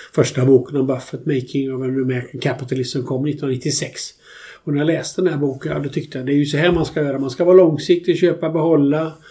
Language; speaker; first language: Swedish; native; Swedish